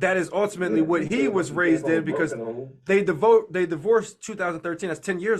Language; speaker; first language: English; native; English